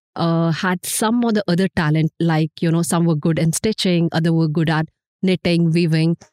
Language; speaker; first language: English; non-native, local second language; Hindi